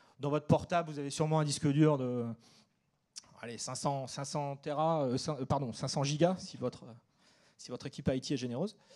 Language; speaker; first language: French; native; French